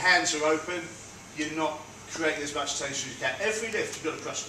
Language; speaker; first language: English; native; English